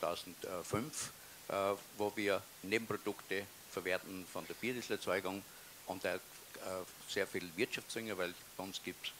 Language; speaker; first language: German; native; German